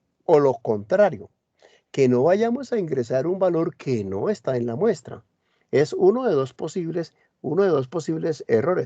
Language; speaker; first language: Spanish; native; Spanish